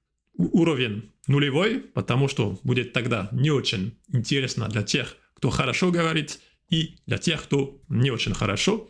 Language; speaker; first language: Russian; non-native, fluent; French